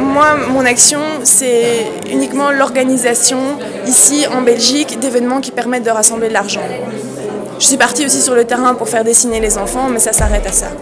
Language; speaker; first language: French; native; French